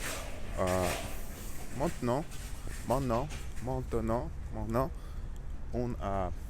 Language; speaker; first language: French; non-native, learner; Russian